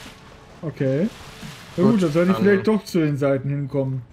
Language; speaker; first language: German; native; German